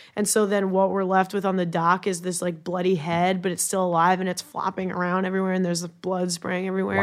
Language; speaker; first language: English; native; English